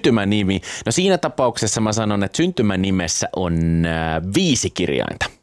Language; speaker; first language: Finnish; native; Finnish